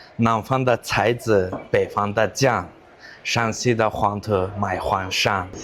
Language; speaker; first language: Chinese; non-native, fluent; Azerbaijani